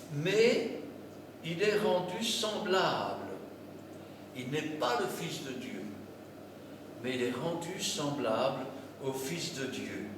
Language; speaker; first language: French; native; French